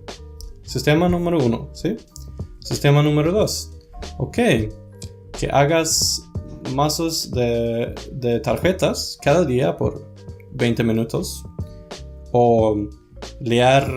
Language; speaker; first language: Spanish; non-native, fluent; Swedish